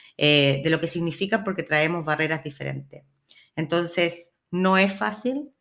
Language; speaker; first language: Spanish; native; Spanish